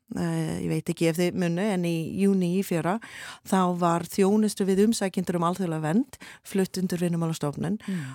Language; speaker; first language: Icelandic; non-native, fluent; English